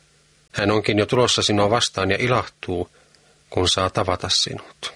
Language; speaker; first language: Finnish; native; Finnish